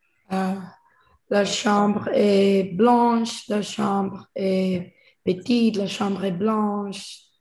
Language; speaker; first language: French; non-native, learner; English